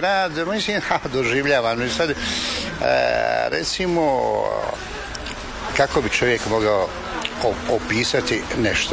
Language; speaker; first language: Serbian; native; Serbian